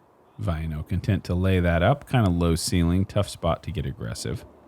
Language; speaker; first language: English; native; English